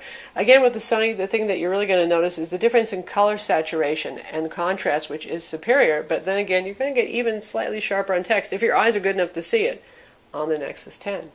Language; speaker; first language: English; native; English